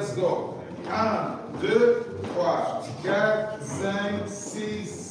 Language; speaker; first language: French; non-native, learner; Portuguese